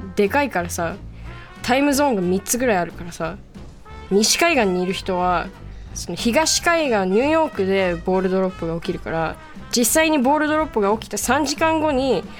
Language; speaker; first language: Japanese; early bilingual, heritage; Japanese